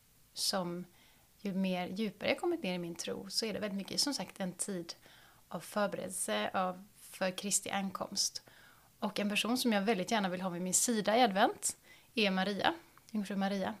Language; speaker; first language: Swedish; native; Swedish